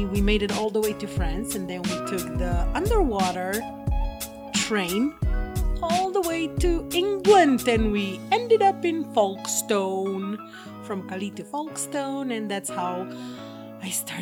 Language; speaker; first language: English; non-native, fluent; Slovenian